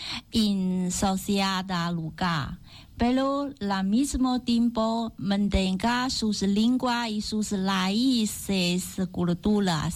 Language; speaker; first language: Spanish; non-native, learner; Chinese